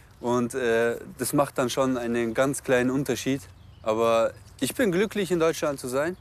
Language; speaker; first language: German; early bilingual, other home language; Russian